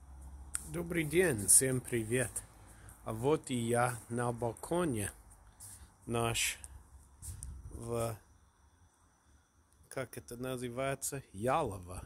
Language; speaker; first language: Russian; non-native, learner; English